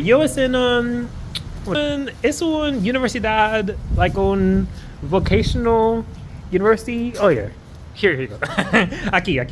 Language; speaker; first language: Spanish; non-native, learner; English